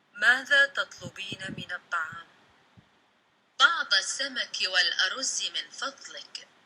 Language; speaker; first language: Arabic; non-native, learner; Indonesian